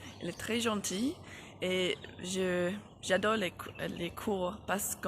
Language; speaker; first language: French; non-native, fluent; English